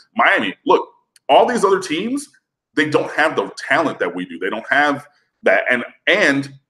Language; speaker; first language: English; native; English